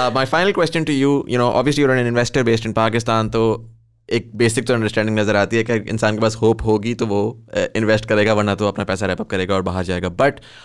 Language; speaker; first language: Hindi; native; Hindi